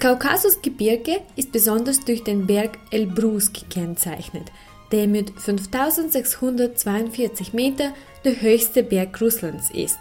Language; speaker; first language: German; non-native, fluent; Russian